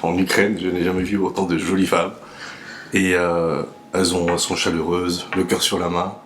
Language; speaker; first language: French; native; French